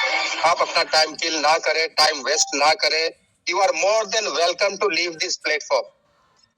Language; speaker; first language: Hindi; native; Hindi